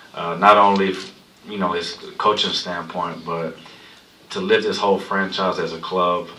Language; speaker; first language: English; early bilingual, other home language; Spanish